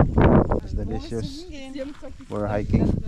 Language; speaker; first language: English; non-native, learner; Filipino